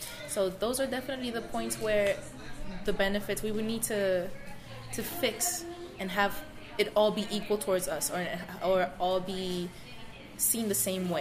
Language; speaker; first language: English; non-native, fluent; Spanish